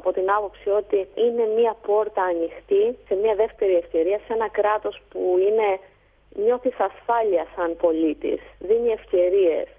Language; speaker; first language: Greek; early bilingual, heritage; Greek